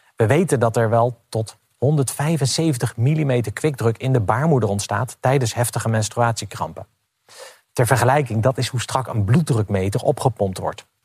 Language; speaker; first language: Dutch; native; Dutch